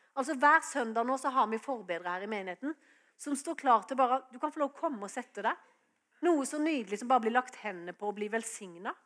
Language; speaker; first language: Norwegian; native; Norwegian